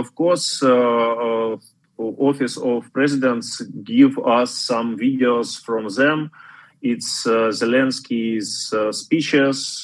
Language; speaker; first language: English; non-native, learner; Ukrainian